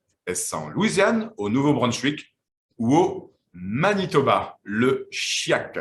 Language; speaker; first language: French; native; French